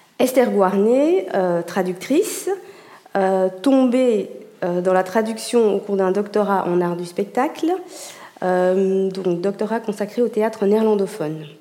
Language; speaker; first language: French; native; French